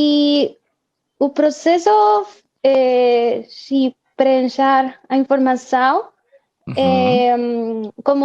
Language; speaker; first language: Portuguese; non-native, fluent; Spanish